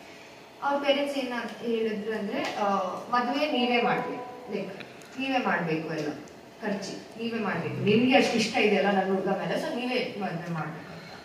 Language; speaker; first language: Kannada; non-native, local second language; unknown